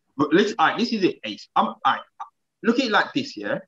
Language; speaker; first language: English; native; English